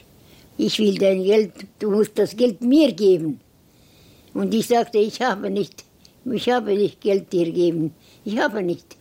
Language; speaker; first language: German; non-native, learner; Estonian